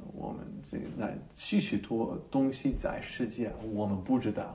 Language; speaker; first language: Chinese; non-native, learner; English